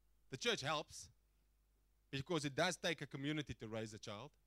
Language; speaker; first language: English; non-native, local second language; Afrikaans